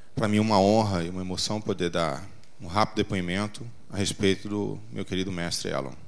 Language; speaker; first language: Portuguese; native; Portuguese